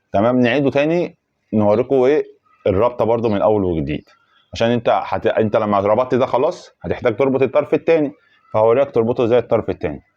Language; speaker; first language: Arabic; native; Arabic